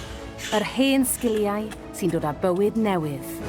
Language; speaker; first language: Welsh; native; Welsh